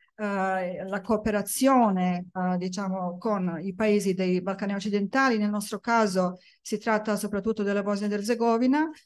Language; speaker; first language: Italian; non-native, fluent; Bosnian